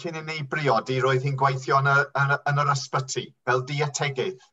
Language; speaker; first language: Welsh; non-native, fluent; English